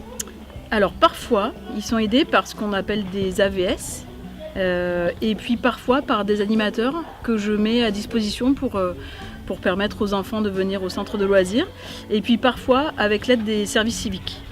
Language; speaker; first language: French; native; French